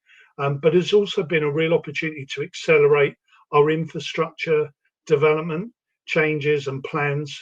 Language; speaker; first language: English; native; English